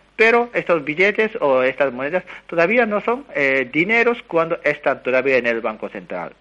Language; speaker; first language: Spanish; non-native, fluent; Japanese